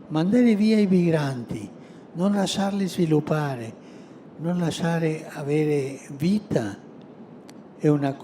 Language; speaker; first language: Italian; non-native, fluent; Spanish